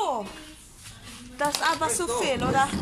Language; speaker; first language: German; non-native, learner; Filipino